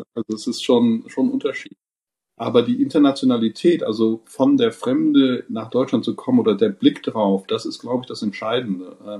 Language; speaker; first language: German; non-native, fluent; English